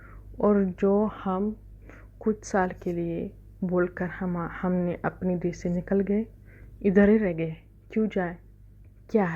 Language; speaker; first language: Hindi; non-native, fluent; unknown